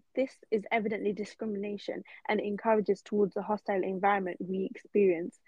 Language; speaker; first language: English; native; English